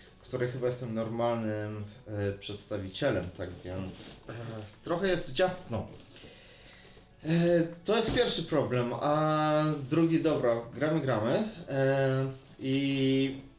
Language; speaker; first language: Polish; native; Polish